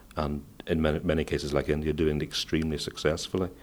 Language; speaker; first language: English; native; English